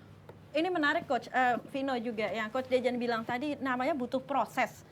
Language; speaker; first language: Indonesian; native; Indonesian